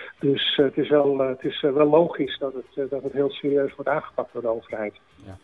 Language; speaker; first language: Dutch; native; Dutch